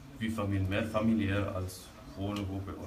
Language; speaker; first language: German; non-native, fluent; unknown